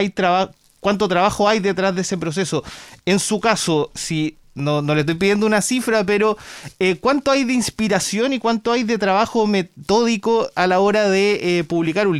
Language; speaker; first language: Spanish; native; Spanish